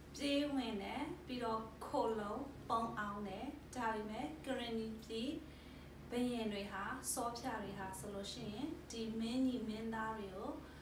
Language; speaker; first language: Burmese; non-native, local second language; Western Kayah